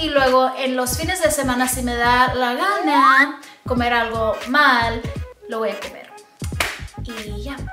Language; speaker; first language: Spanish; early bilingual, other home language; English